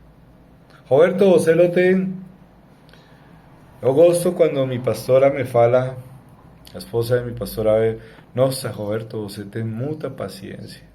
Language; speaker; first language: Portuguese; non-native, learner; Spanish